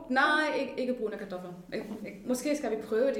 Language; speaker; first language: Danish; non-native, fluent; German